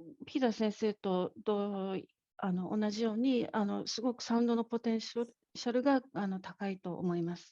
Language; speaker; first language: Japanese; native; Japanese